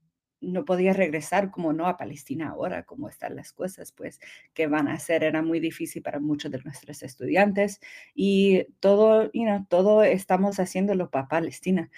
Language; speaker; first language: Spanish; early bilingual, heritage; English